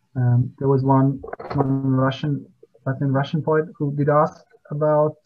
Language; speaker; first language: English; non-native, fluent; Latvian